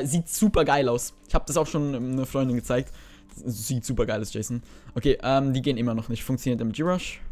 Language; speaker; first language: German; native; German